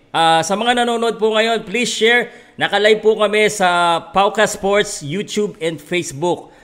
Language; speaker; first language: Filipino; native; Filipino